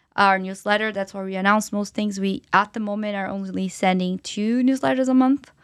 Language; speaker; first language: English; non-native, fluent; Portuguese